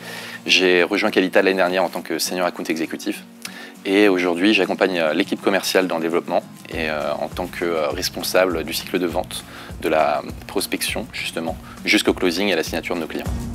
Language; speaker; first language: French; native; French